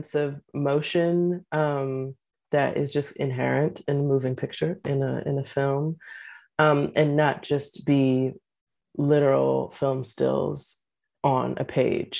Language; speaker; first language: English; native; English